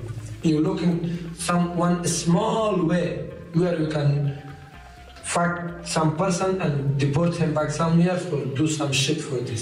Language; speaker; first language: English; non-native, learner; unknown